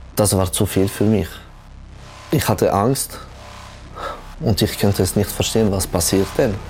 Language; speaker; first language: German; non-native, local second language; French